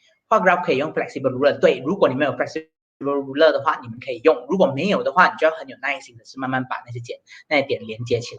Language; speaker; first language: Chinese; native; Chinese